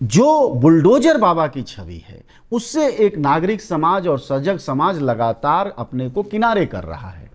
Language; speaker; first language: Hindi; native; Hindi